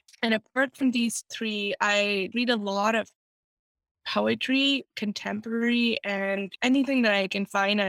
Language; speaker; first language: English; non-native, local second language; Urdu